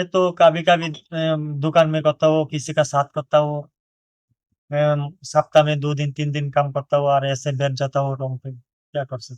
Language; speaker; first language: Hindi; non-native, learner; Bangla